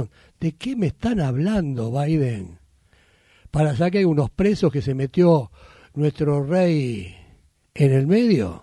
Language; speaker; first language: Spanish; native; Spanish